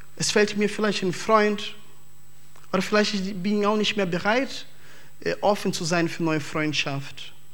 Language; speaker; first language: German; non-native, fluent; Portuguese